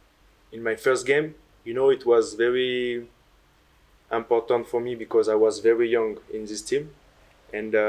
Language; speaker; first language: English; non-native, learner; French